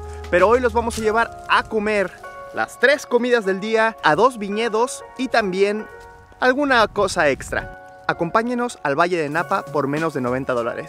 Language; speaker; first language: Spanish; native; Spanish